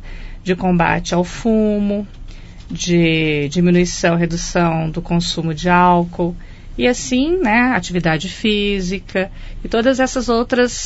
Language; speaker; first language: Portuguese; native; Portuguese